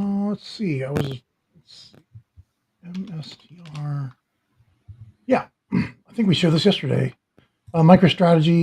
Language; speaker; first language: English; native; English